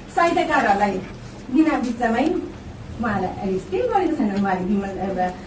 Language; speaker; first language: Nepali; native; Nepali